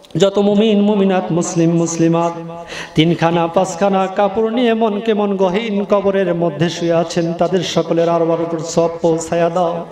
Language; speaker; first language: Bangla; native; Bangla